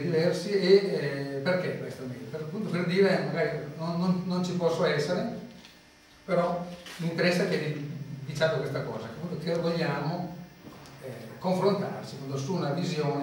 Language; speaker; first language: Italian; native; Italian